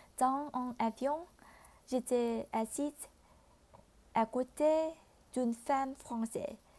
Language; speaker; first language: French; non-native, learner; Vietnamese